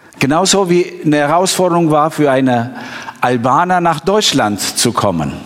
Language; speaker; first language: German; non-native, fluent; Albanian